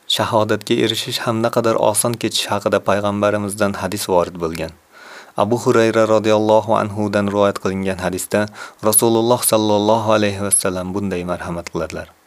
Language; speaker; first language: Uzbek; native; Uzbek